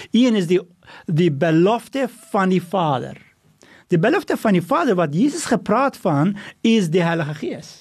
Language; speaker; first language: Afrikaans; non-native, fluent; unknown